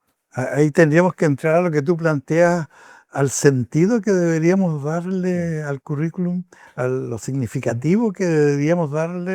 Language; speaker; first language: Spanish; native; Spanish